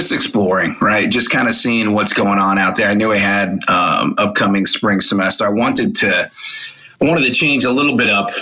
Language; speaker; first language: English; native; English